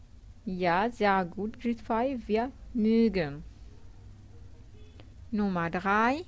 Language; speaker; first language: German; non-native, fluent; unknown